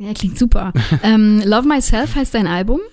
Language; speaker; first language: German; native; German